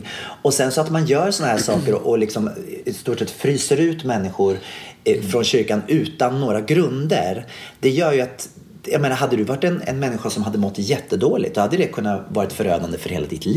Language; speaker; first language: Swedish; native; Swedish